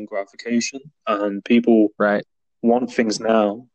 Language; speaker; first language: English; native; English